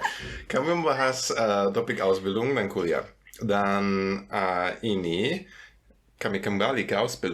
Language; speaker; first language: Indonesian; non-native, fluent; German